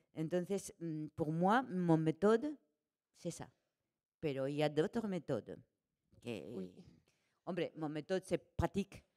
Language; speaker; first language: French; non-native, fluent; Spanish